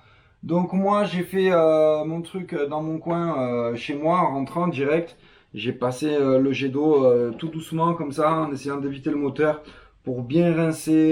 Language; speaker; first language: French; native; French